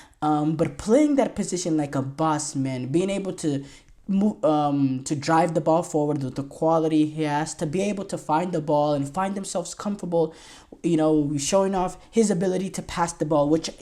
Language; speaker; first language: English; native; English